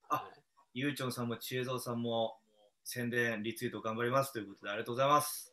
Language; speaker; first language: Japanese; native; Japanese